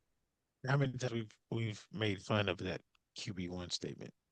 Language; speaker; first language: English; native; English